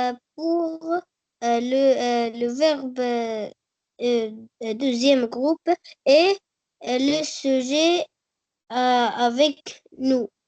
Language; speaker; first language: French; non-native, local second language; Arabic